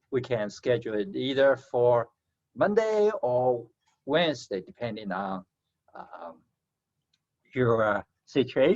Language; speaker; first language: English; non-native, fluent; Chinese